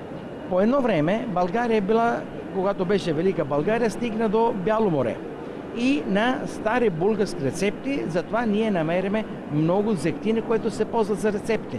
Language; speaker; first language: Bulgarian; non-native, fluent; Italian